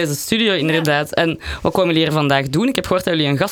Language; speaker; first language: Dutch; native; Dutch